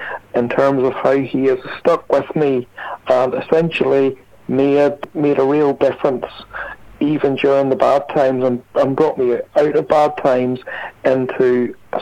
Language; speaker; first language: English; native; English